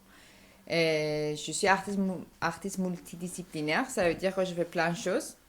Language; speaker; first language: French; non-native, fluent; Persian